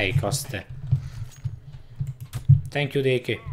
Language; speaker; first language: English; non-native, learner; Hungarian